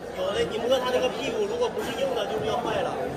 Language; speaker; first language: Chinese; native; Chinese